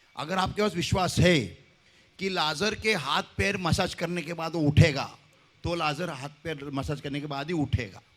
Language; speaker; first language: Hindi; non-native, local second language; Marathi